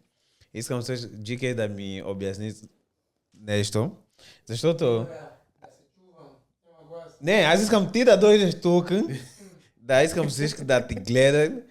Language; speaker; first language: Bulgarian; non-native, learner; Portuguese